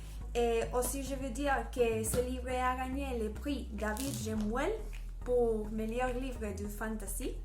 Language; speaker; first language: French; non-native, learner; Spanish